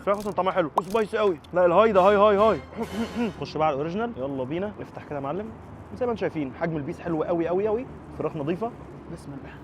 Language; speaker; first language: Arabic; native; Arabic